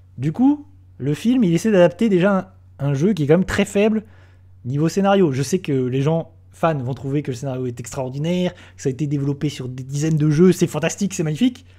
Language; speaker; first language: French; native; French